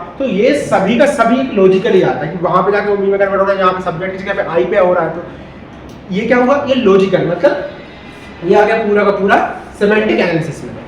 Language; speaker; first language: Hindi; native; Hindi